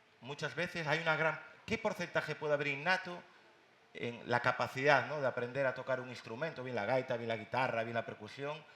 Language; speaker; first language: Spanish; native; Spanish